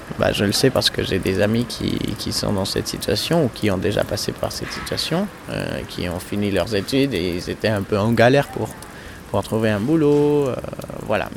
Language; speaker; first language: French; non-native, fluent; Spanish